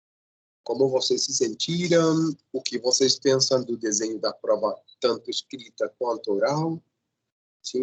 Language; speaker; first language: Portuguese; non-native, fluent; Spanish